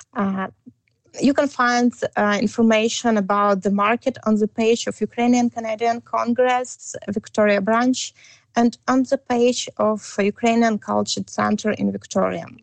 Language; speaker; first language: English; non-native, learner; Ukrainian